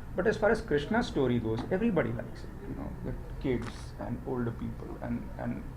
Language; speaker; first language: English; non-native, local second language; Hindi